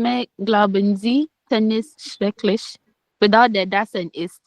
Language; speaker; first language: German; non-native, learner; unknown